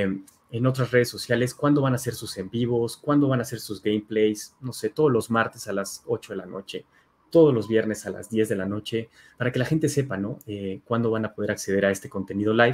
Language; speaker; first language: Spanish; native; Spanish